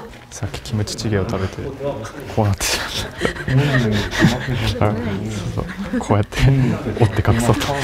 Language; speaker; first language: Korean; non-native, learner; Japanese